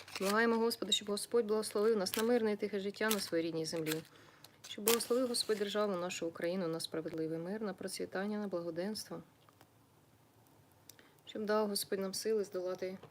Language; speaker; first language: Ukrainian; native; Ukrainian